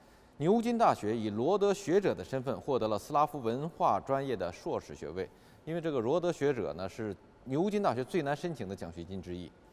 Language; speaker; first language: Chinese; native; Chinese